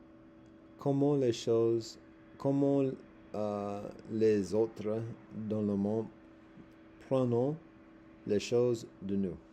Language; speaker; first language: French; non-native, learner; English